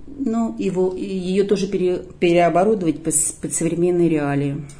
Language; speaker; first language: Russian; native; Russian